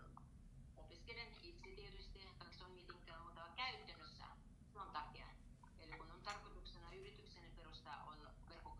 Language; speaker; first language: Finnish; non-native, learner; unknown